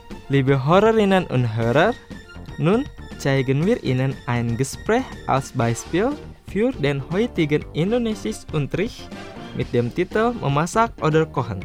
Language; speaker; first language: German; non-native, fluent; Indonesian